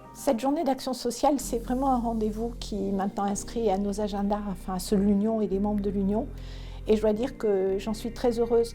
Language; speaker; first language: French; native; French